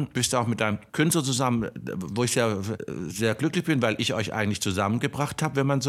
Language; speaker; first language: German; native; German